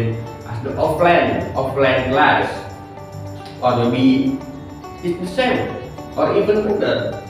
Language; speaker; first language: English; non-native, learner; Indonesian